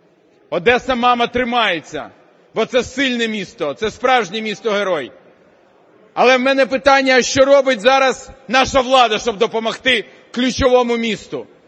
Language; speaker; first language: Ukrainian; native; Ukrainian